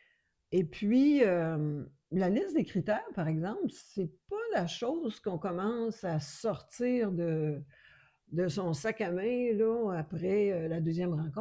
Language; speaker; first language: French; native; French